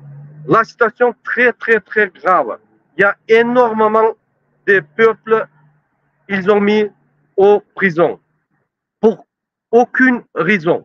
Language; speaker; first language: French; non-native, learner; Turkmen